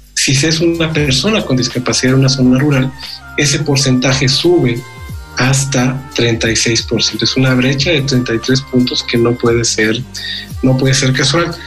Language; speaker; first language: Spanish; native; Spanish